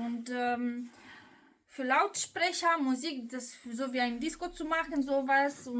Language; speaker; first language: German; non-native, local second language; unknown